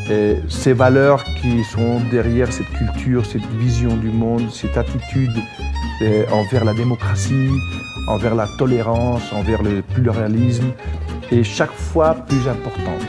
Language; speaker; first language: French; non-native, fluent; Spanish